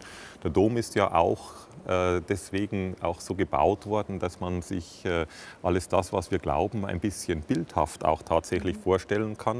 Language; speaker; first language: German; native; German